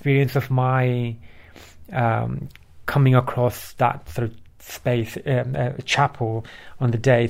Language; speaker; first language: English; early bilingual, other home language; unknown